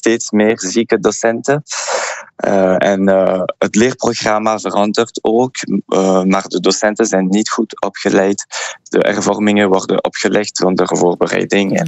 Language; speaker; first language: Dutch; non-native, fluent; French